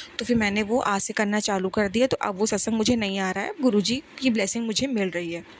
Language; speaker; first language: Hindi; native; Hindi